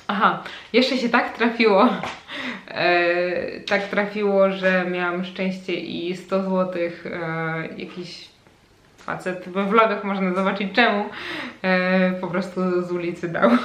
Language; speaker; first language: Polish; native; Polish